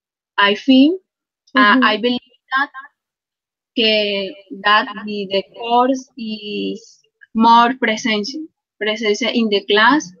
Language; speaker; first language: English; non-native, learner; Spanish